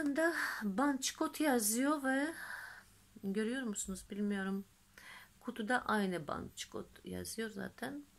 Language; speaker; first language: Turkish; non-native, fluent; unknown